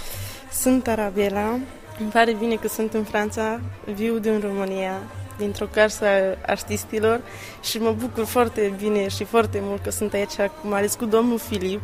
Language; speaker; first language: Romanian; non-native, local second language; Romany